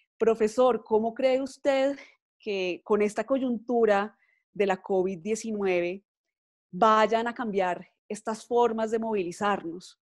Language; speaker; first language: Spanish; native; Spanish